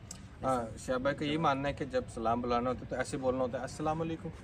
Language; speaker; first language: Hindi; native; Hindi